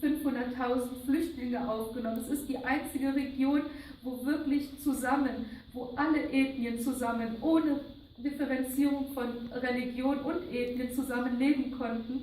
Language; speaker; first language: German; non-native, fluent; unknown